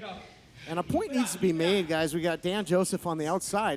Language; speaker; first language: English; native; English